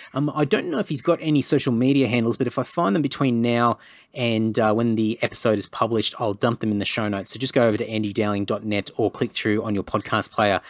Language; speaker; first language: English; native; English